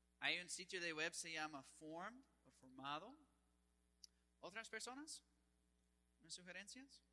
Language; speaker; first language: Spanish; non-native, fluent; English